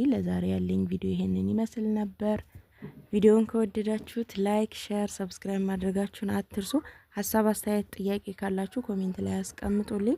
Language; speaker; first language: Amharic; native; Amharic